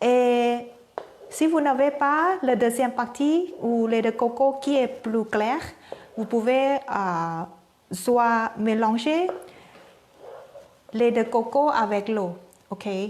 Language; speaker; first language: French; non-native, learner; Thai